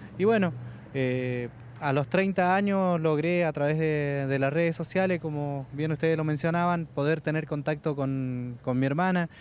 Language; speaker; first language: Spanish; native; Spanish